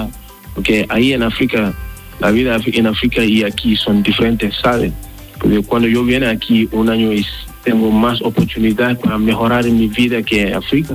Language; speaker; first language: Spanish; non-native, learner; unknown